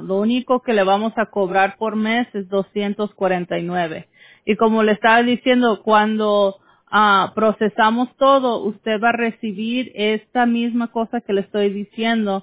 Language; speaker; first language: Spanish; early bilingual, heritage; English